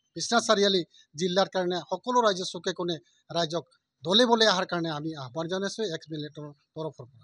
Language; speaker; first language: Assamese; non-native, local second language; Sadri